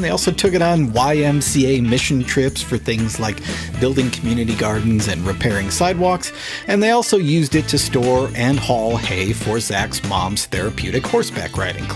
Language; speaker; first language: English; native; English